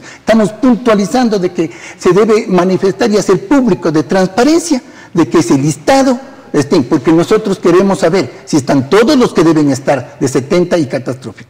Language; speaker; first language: Spanish; native; Spanish